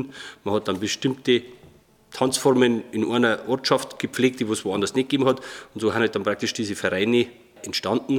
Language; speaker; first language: German; native; German